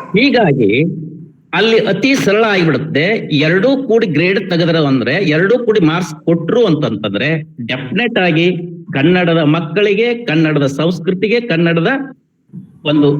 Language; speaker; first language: Kannada; native; Kannada